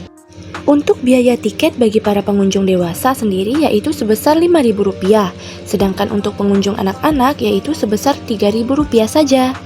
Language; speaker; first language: Indonesian; native; Indonesian